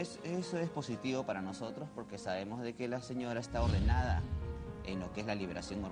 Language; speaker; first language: Spanish; native; Spanish